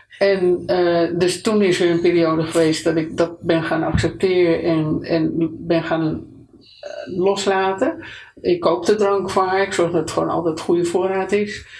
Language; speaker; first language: Dutch; native; Dutch